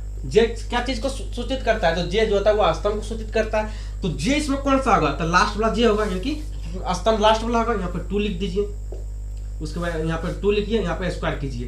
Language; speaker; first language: Hindi; native; Hindi